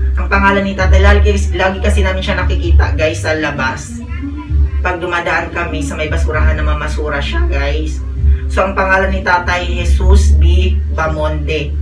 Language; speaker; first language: Filipino; native; Filipino